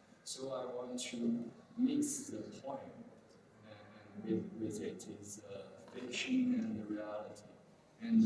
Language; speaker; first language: English; non-native, learner; Chinese